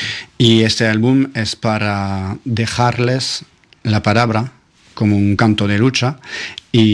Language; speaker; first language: Spanish; non-native, fluent; French